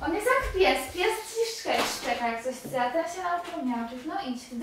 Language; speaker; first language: Polish; native; Polish